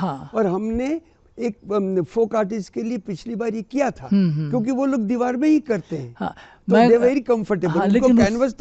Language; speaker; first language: Hindi; native; Hindi